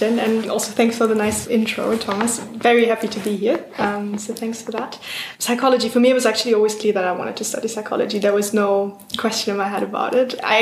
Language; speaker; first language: English; non-native, fluent; German